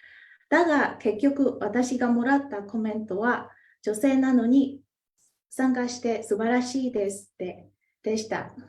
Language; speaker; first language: Japanese; non-native, fluent; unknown